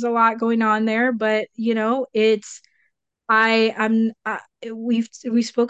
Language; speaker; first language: English; native; English